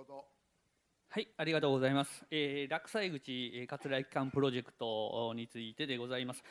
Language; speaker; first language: Japanese; native; Japanese